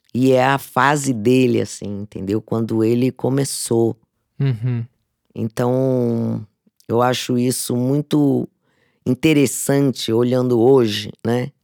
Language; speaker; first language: Portuguese; native; Portuguese